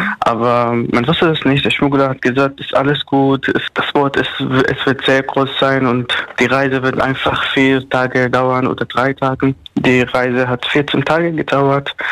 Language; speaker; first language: German; non-native, fluent; Arabic